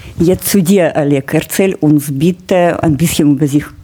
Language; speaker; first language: German; non-native, learner; Russian